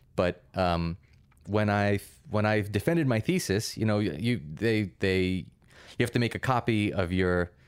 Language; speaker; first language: English; early bilingual, other home language; Russian